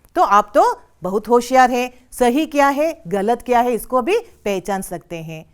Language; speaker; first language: Hindi; non-native, local second language; Kannada